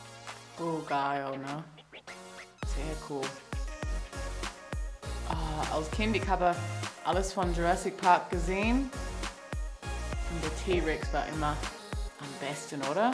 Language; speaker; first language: German; non-native, learner; English